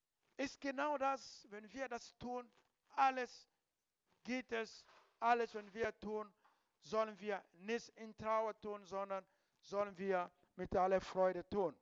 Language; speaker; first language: German; non-native, learner; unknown